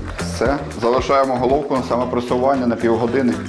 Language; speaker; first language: Ukrainian; native; Ukrainian